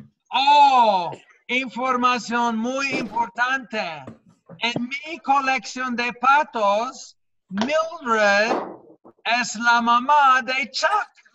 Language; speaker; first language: Spanish; non-native, fluent; English